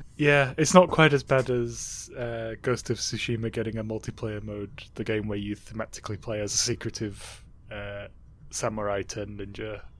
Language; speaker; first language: English; native; English